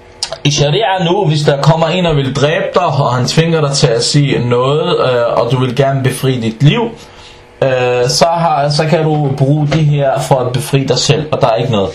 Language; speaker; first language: Danish; non-native, fluent; Arabic